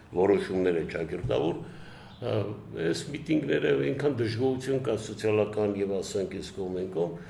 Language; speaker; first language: Armenian; native; Armenian